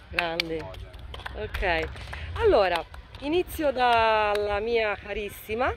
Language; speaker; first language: Italian; native; Italian